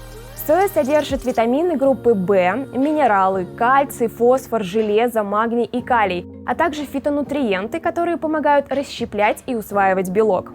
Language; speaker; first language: Russian; native; Russian